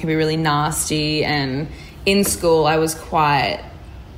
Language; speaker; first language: English; native; English